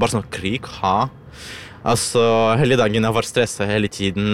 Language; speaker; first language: Norwegian; non-native, learner; Ukrainian